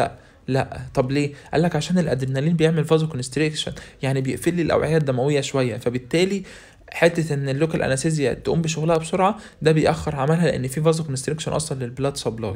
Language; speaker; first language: Arabic; native; Arabic